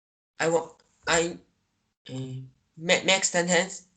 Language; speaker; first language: English; non-native, learner; Chinese